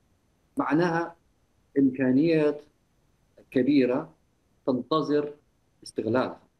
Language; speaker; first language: Arabic; non-native, fluent; Chinese